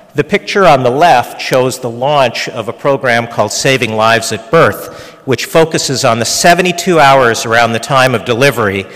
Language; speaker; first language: English; early bilingual, other home language; Hungarian